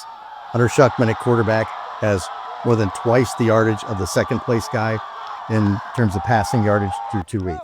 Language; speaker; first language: English; native; English